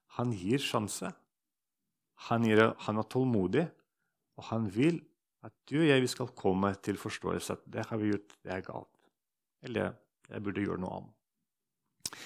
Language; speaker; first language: Norwegian; non-native, fluent; Russian